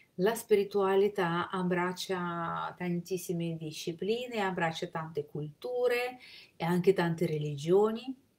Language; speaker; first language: Italian; non-native, fluent; Russian